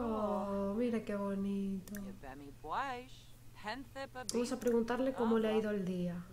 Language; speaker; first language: Spanish; native; Spanish